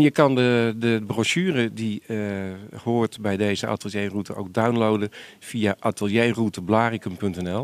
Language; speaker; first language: Dutch; native; Dutch